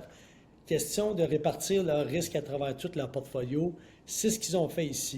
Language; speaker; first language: French; native; French